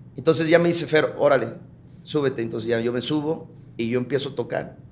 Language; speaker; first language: Spanish; early bilingual, heritage; Spanish